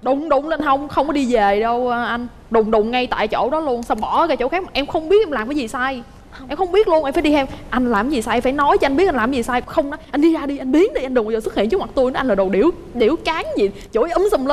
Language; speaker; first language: Vietnamese; native; Vietnamese